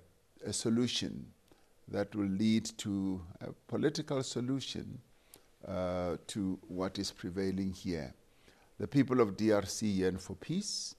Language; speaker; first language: English; non-native, local second language; Venda